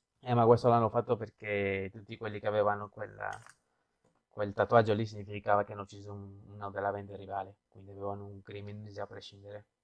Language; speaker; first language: Italian; non-native, fluent; Spanish